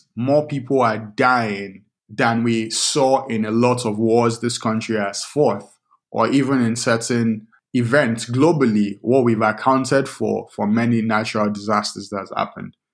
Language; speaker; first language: English; non-native, local second language; Yoruba